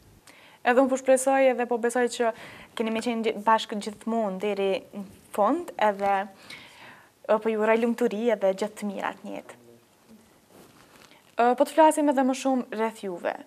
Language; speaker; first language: Albanian; native; Albanian